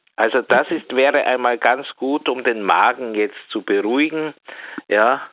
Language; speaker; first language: German; native; German